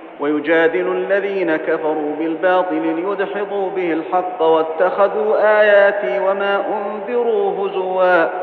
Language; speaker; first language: Arabic; native; Arabic